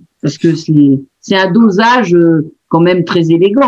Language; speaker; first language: French; native; French